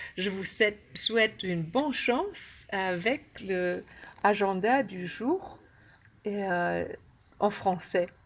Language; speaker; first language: French; non-native, learner; German